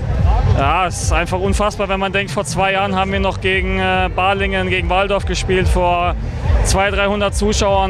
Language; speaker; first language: German; native; German